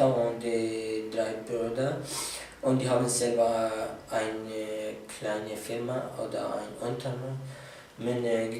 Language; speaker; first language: German; early bilingual, other home language; Arabic